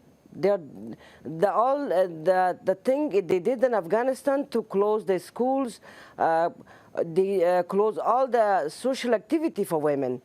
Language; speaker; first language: English; non-native, learner; Persian